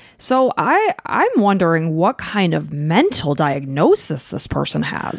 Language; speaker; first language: English; native; English